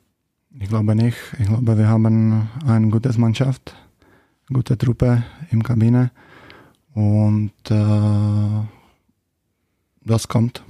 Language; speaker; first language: German; non-native, learner; Czech